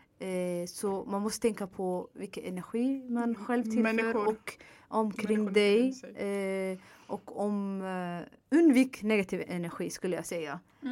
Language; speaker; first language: Swedish; non-native, fluent; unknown